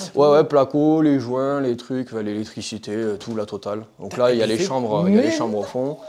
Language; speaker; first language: French; native; French